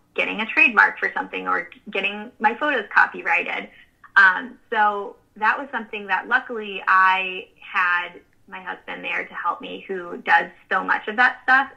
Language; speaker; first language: English; native; English